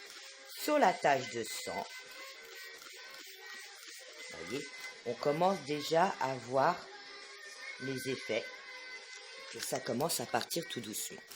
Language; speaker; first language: French; native; French